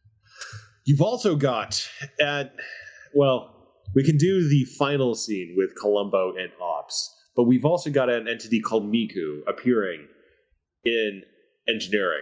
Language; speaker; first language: English; native; English